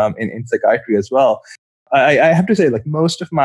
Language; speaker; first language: English; non-native, local second language; Urdu